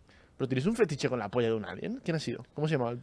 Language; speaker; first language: Spanish; native; Spanish